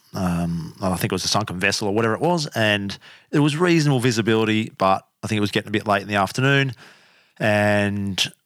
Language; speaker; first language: English; native; English